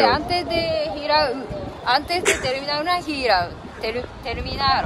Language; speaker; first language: Spanish; non-native, learner; Japanese